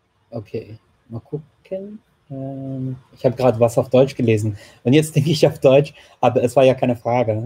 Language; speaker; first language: German; non-native, fluent; English